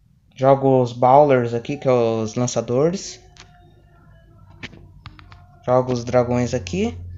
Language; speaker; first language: Portuguese; native; Portuguese